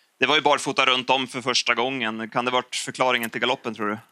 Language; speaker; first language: Swedish; native; Swedish